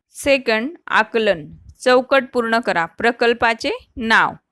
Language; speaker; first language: Hindi; non-native, local second language; Marathi